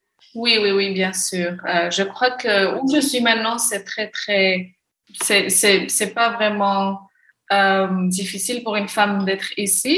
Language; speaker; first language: French; non-native, local second language; Arabic